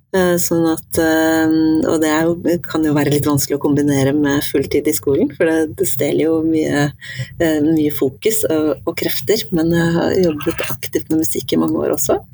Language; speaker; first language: Norwegian; native; Norwegian